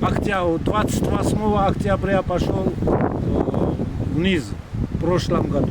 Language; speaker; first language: Russian; non-native, fluent; Georgian